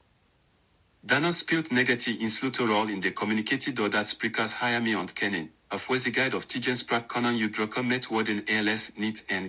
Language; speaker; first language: Dutch; non-native, learner; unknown